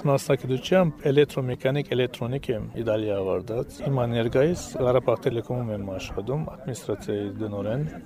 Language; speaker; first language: Armenian; early bilingual, heritage; Armenian